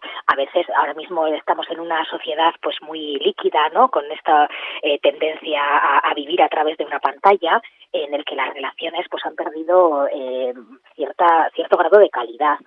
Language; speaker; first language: Spanish; native; Spanish